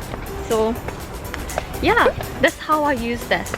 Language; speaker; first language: English; non-native, fluent; Korean